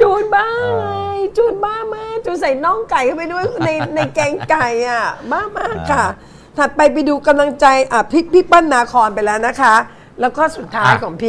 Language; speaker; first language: Thai; native; Thai